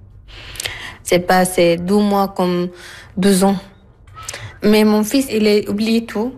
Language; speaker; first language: French; non-native, learner; Arabic